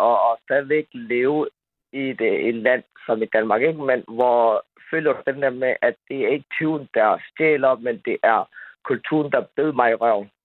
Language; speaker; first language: Danish; early bilingual, other home language; Somali